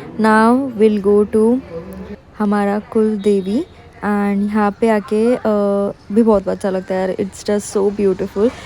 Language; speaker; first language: Hindi; non-native, local second language; Marathi